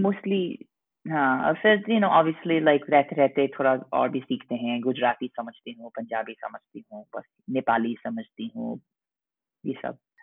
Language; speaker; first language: Hindi; non-native, fluent; English